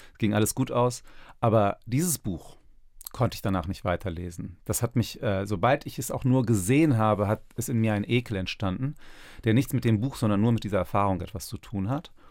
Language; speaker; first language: German; early bilingual, other home language; Turkish